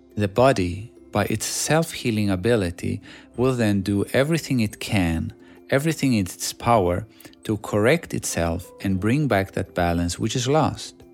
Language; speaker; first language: English; non-native, fluent; Swedish